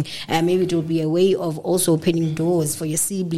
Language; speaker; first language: English; non-native, local second language; Northern Sotho